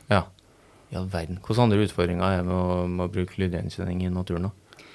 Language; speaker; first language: Norwegian; native; Norwegian